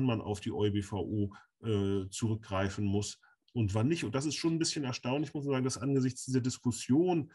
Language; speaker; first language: German; native; German